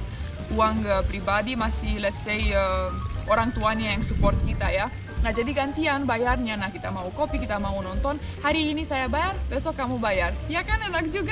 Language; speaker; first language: Indonesian; non-native, fluent; Romanian